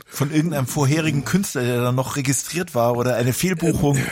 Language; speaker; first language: German; native; German